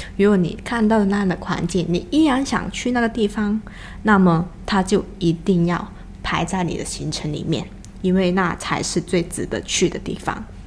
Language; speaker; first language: Chinese; non-native, local second language; Cantonese